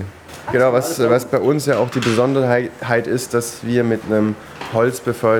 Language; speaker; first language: German; native; German